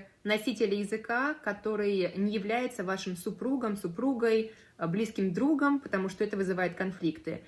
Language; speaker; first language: Russian; native; Russian